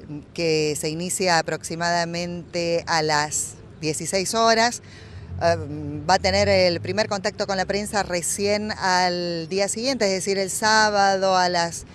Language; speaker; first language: Spanish; native; Spanish